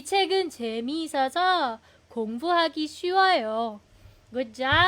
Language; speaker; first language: Korean; non-native, fluent; Filipino